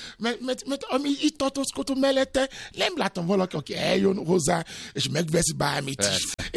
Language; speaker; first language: Hungarian; non-native, learner; Yoruba